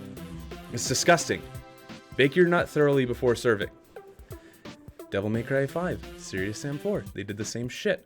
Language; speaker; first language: English; native; English